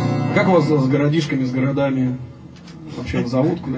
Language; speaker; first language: Russian; native; Russian